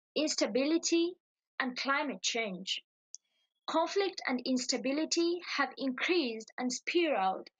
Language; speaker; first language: English; non-native, local second language; Ganda